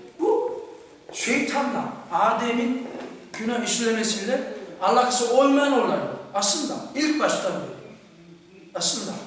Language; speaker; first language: Turkish; non-native, fluent; Korean